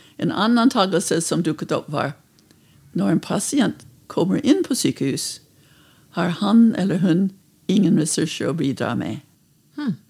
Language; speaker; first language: Norwegian; non-native, fluent; English